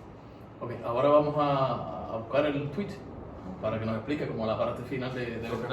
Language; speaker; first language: Spanish; native; Spanish